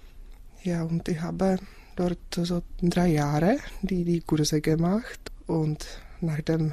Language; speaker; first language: German; non-native, fluent; Czech